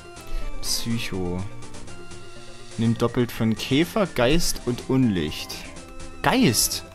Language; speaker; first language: German; native; German